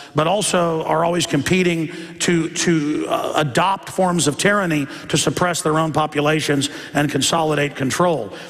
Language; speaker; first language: English; native; English